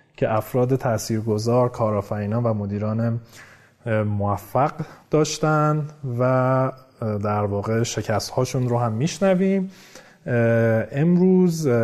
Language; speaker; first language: Persian; native; Persian